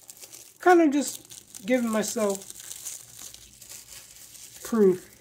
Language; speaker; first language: English; native; English